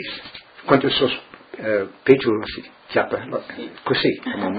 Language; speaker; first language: Italian; early bilingual, heritage; Friulian